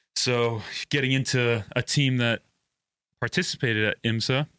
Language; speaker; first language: English; native; English